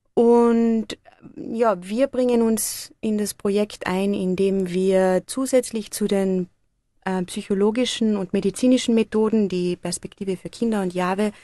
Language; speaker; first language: German; native; German